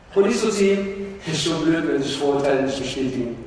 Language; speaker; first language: German; early bilingual, other home language; Turkish